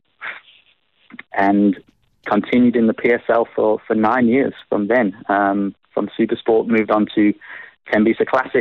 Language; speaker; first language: English; native; English